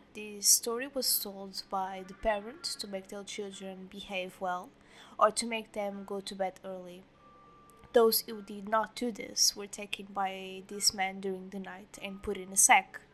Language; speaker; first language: English; non-native, fluent; Portuguese